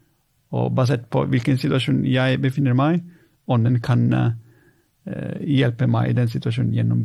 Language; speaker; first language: Norwegian; non-native, fluent; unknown